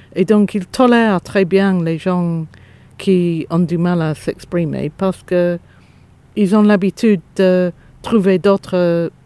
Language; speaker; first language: French; non-native, fluent; English